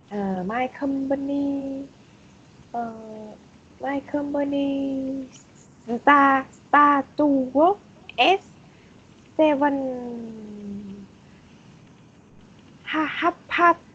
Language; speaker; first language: English; non-native, learner; Vietnamese